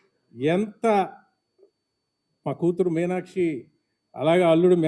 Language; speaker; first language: Telugu; native; Telugu